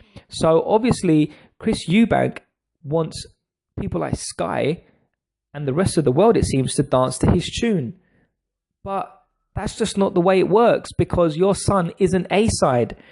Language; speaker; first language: English; native; English